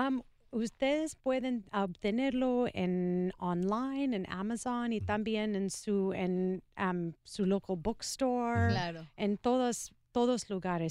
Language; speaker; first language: Spanish; non-native, learner; English